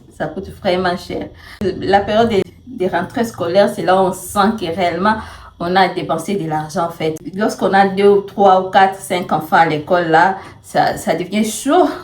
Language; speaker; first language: French; non-native, local second language; Swahili